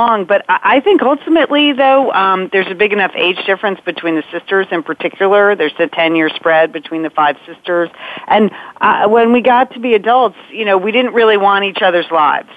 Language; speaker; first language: English; native; English